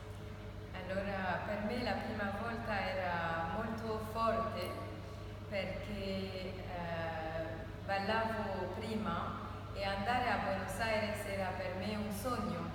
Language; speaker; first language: Italian; non-native, learner; Arabic